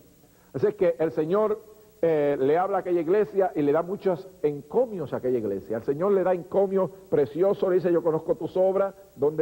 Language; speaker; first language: Spanish; native; Spanish